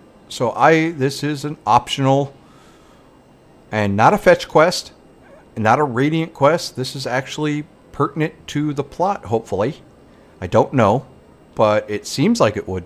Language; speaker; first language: English; native; English